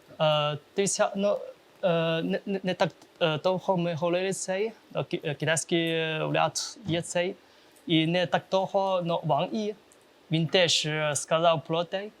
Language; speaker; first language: Ukrainian; non-native, learner; Chinese